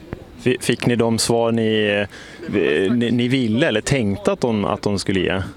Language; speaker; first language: Swedish; native; Swedish